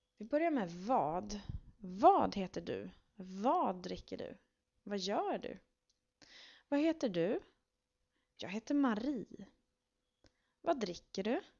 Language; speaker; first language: Swedish; native; Swedish